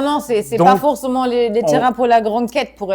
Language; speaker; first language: French; non-native, fluent; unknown